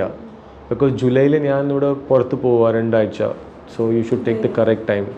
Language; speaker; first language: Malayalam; non-native, local second language; Tamil